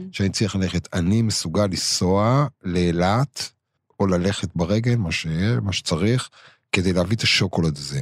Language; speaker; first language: Hebrew; native; Hebrew